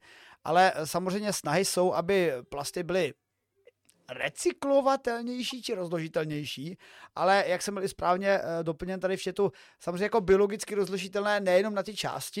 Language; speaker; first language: Czech; native; Czech